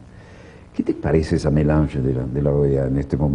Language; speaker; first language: Spanish; native; Spanish